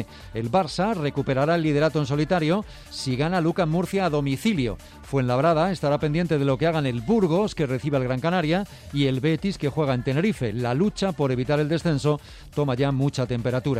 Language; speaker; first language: Spanish; native; Spanish